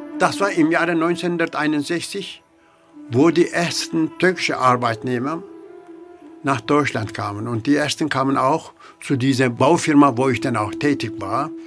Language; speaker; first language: German; non-native, fluent; Turkish